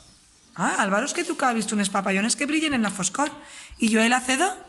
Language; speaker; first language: Catalan; native; Catalan